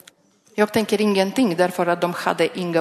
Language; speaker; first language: Swedish; non-native, learner; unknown